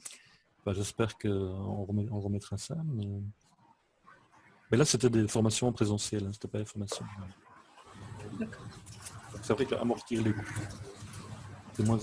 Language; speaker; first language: French; native; French